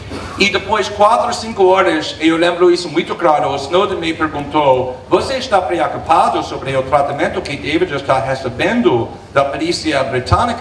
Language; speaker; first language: Portuguese; non-native, fluent; English